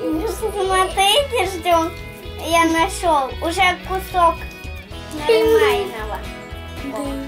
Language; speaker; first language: Russian; native; Russian